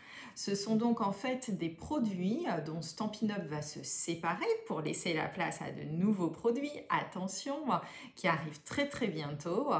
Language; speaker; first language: French; native; French